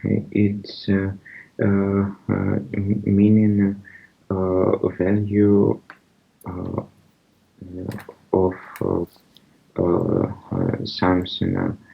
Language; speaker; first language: English; non-native, learner; Russian